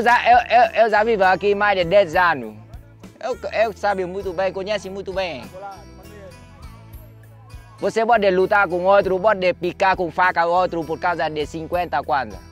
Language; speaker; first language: Portuguese; non-native, learner; Vietnamese